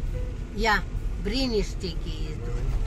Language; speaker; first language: Latvian; non-native, local second language; Russian